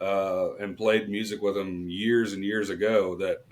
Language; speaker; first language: English; native; English